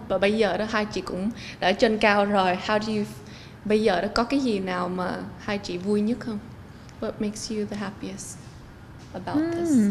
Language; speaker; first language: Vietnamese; early bilingual, heritage; Vietnamese